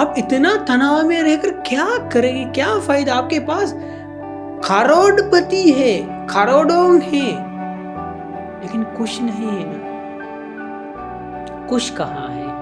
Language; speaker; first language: Hindi; non-native, fluent; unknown